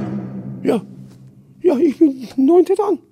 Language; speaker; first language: German; non-native, learner; Korean